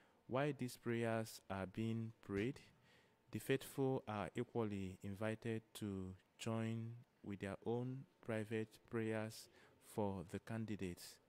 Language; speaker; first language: English; non-native, local second language; Igbo